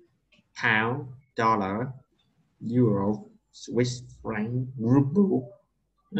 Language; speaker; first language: English; non-native, learner; Vietnamese